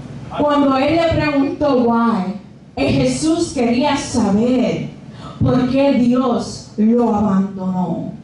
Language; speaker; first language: Spanish; early bilingual, other home language; English